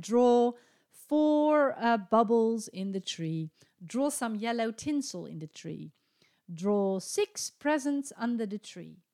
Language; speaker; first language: English; non-native, fluent; Dutch